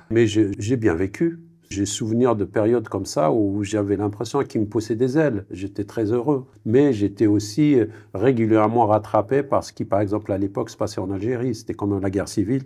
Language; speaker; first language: French; non-native, local second language; Kabyle